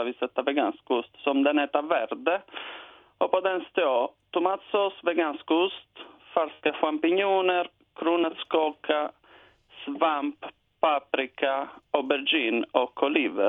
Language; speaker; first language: Swedish; non-native, learner; Italian